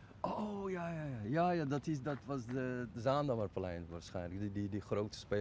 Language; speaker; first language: Dutch; non-native, fluent; Persian